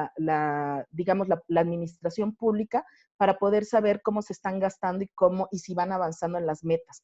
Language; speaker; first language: Spanish; native; Spanish